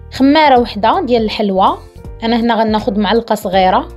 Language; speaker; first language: Arabic; native; Arabic